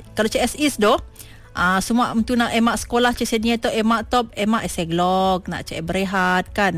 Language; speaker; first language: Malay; non-native, local second language; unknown